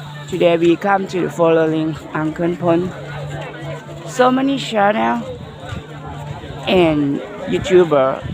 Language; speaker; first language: English; non-native, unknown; Thai